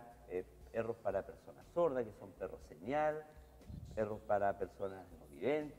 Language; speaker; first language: Spanish; native; Spanish